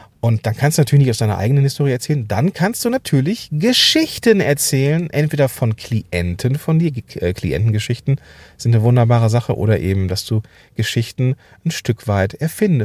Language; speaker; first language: German; native; German